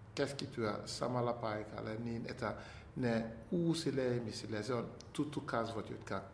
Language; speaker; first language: Finnish; non-native, fluent; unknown